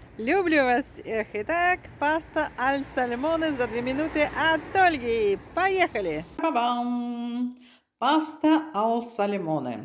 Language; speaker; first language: Russian; native; Russian